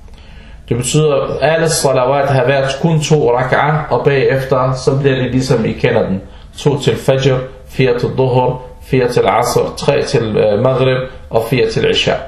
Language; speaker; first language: Danish; non-native, fluent; Arabic